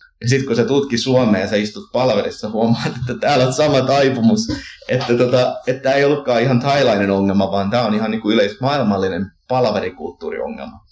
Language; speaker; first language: Finnish; early bilingual, heritage; Finnish